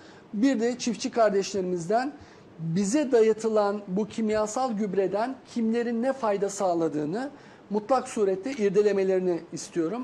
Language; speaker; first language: Turkish; native; Turkish